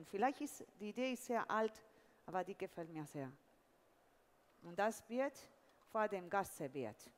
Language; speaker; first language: German; non-native, fluent; Spanish